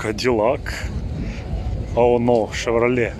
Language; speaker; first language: English; non-native, learner; Russian